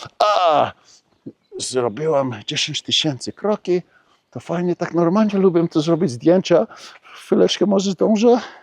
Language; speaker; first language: Polish; early bilingual, heritage; Polish